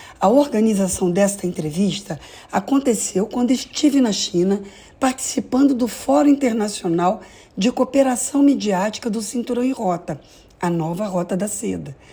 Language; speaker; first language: Portuguese; native; Portuguese